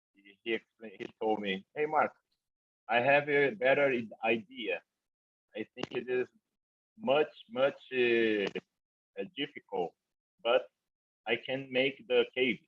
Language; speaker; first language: English; non-native, learner; Portuguese